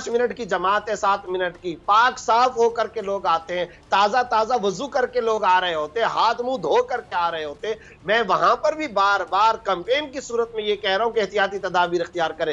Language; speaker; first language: Urdu; native; Urdu